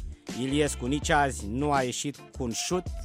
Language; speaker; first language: Romanian; native; Romanian